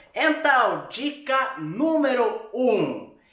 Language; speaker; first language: Portuguese; non-native, fluent; Swedish